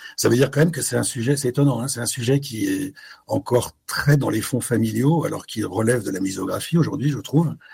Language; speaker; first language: French; native; French